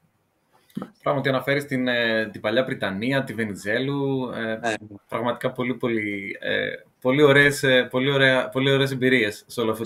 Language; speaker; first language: Greek; native; Greek